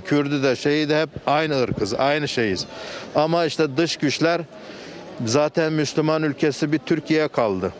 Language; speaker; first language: Turkish; native; Turkish